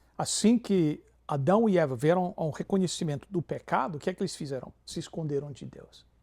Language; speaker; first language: Portuguese; non-native, fluent; English